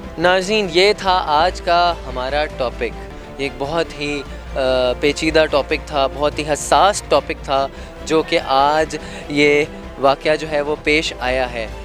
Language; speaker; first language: Urdu; native; Urdu